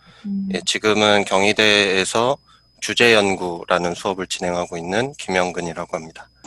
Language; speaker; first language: Korean; native; Korean